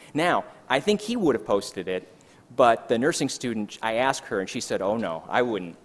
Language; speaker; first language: English; native; English